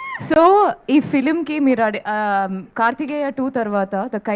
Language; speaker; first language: Telugu; non-native, learner; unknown